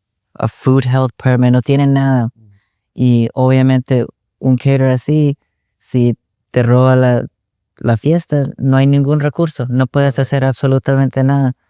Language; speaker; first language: Spanish; early bilingual, other home language; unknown